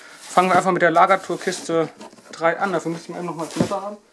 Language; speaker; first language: German; native; German